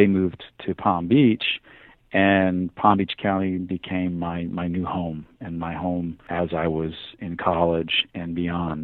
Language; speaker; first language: English; native; English